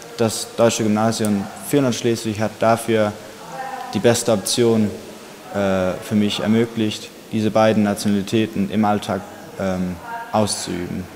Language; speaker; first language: German; native; German